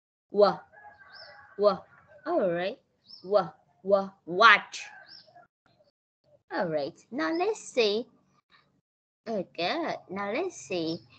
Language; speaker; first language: English; non-native, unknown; Vietnamese